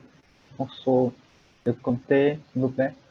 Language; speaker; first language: French; non-native, learner; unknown